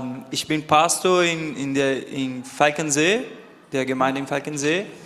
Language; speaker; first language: German; non-native, learner; Portuguese